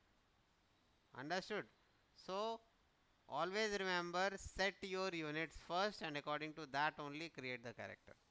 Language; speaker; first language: English; non-native, local second language; Hindi